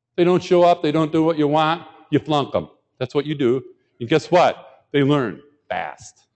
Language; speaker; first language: English; native; English